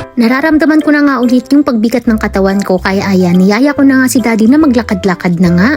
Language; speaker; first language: Filipino; native; Filipino